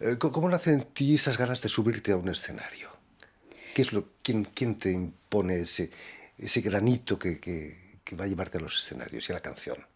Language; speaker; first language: Spanish; native; Spanish